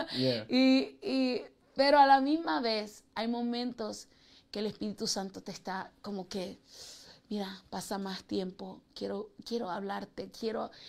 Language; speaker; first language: Spanish; early bilingual, heritage; Spanish